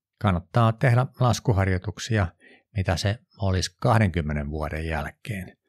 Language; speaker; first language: Finnish; native; Finnish